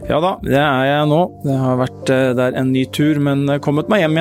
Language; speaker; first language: Norwegian; native; Norwegian